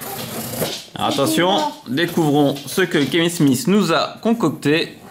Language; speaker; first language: French; native; French